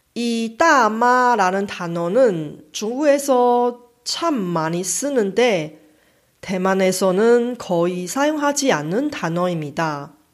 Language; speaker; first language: Korean; non-native, fluent; Chinese